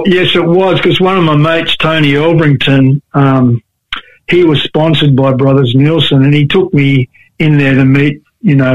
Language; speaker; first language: English; native; English